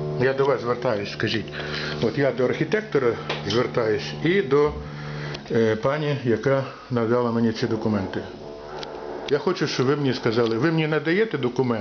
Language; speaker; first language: Ukrainian; native; Ukrainian